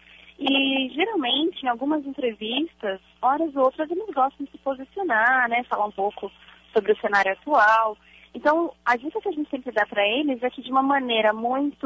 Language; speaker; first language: Portuguese; native; Portuguese